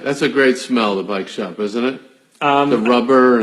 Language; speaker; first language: English; native; English